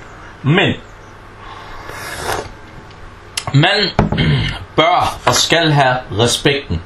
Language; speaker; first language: Danish; non-native, fluent; Arabic